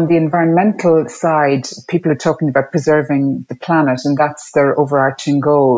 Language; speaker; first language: English; native; English